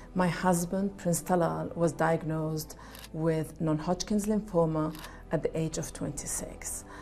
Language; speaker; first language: English; non-native, fluent; Arabic